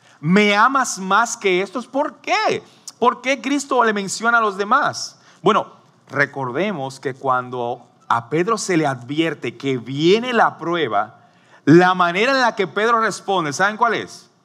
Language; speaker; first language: Spanish; native; Spanish